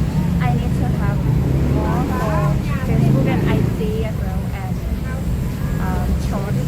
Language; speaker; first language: English; non-native, fluent; Thai